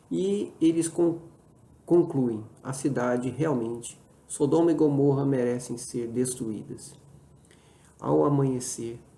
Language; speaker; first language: Portuguese; native; Portuguese